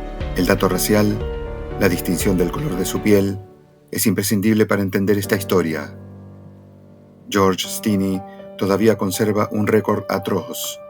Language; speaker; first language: Spanish; native; Spanish